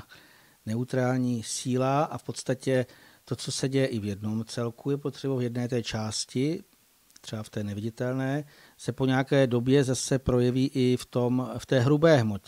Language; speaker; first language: Czech; native; Czech